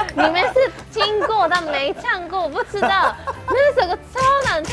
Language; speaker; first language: Chinese; non-native, fluent; Japanese